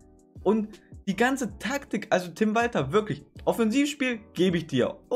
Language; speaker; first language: German; native; German